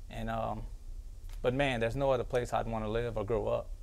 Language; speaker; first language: English; native; English